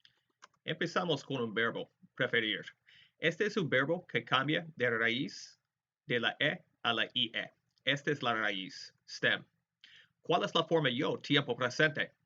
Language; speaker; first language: Spanish; non-native, fluent; English